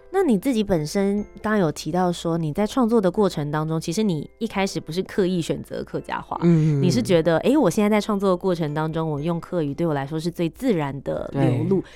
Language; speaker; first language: Chinese; native; Chinese